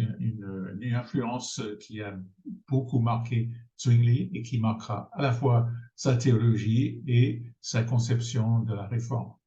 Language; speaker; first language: French; non-native, fluent; English